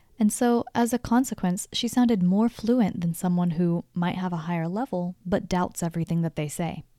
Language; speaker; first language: English; native; English